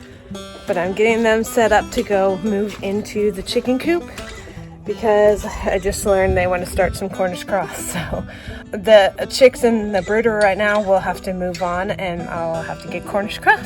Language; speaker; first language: English; native; English